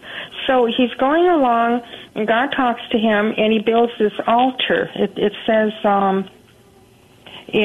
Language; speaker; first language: English; native; English